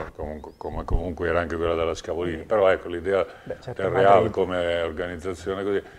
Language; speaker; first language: Italian; native; Italian